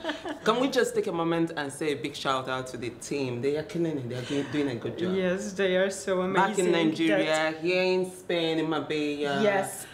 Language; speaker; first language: English; non-native, local second language; Igbo